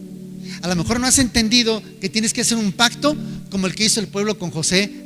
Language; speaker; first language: Spanish; native; Spanish